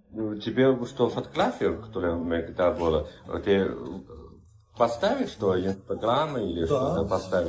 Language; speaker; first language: Russian; non-native, learner; Chinese